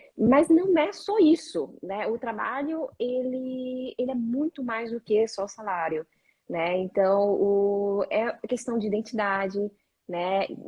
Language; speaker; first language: Portuguese; native; Portuguese